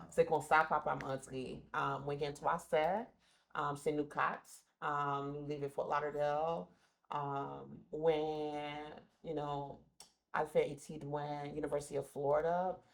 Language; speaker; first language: Haitian Creole; early bilingual, heritage; English